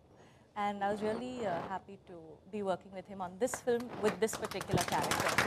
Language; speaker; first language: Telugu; non-native, learner; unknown